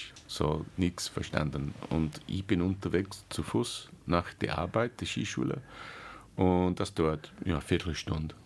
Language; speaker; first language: German; non-native, learner; English